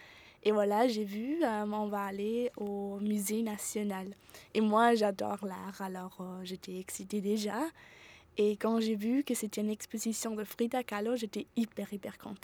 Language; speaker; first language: French; non-native, fluent; German